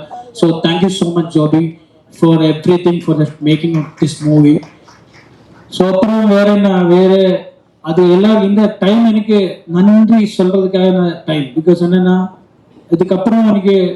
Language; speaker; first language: Tamil; non-native, learner; Malayalam